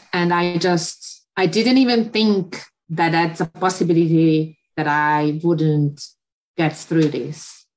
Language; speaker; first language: English; non-native, fluent; Hungarian